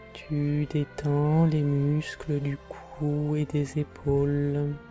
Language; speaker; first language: French; native; French